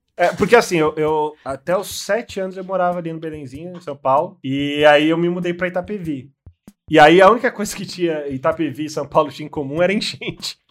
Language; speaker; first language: Portuguese; native; Portuguese